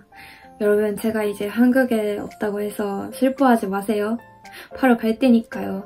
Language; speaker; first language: Korean; non-native, fluent; Japanese